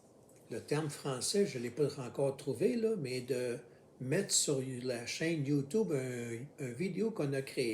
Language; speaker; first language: French; native; French